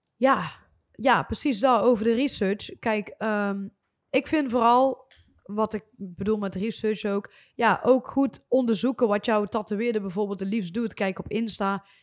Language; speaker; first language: Dutch; native; Dutch